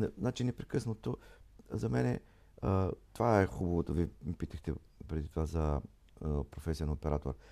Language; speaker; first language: Bulgarian; native; Bulgarian